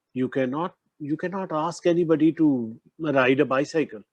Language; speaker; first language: English; non-native, local second language; Punjabi